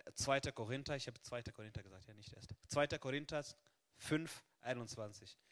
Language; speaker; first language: German; non-native, fluent; Swahili